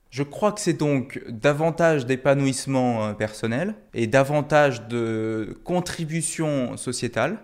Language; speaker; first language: French; early bilingual, other home language; Korean